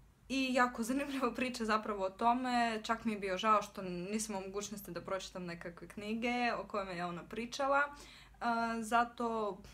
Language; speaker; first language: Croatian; non-native, fluent; Russian